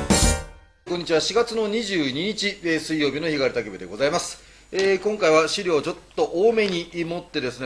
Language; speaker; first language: Japanese; native; Japanese